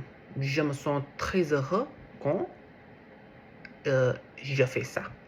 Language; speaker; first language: French; non-native, learner; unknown